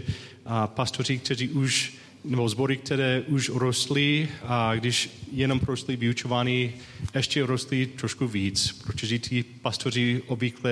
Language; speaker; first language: Czech; non-native, learner; English